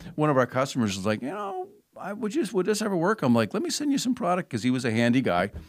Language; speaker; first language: English; native; English